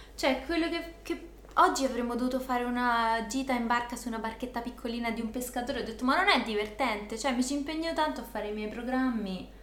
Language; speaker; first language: Italian; native; Italian